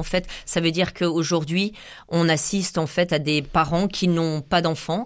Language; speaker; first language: French; native; French